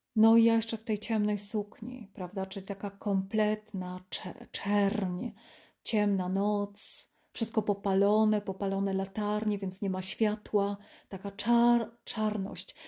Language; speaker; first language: Polish; native; Polish